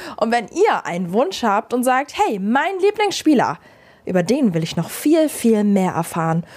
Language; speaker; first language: German; native; German